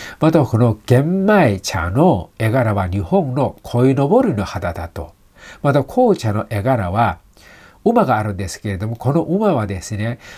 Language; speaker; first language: Japanese; non-native, fluent; Chinese